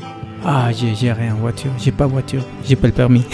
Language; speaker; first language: French; non-native, learner; Spanish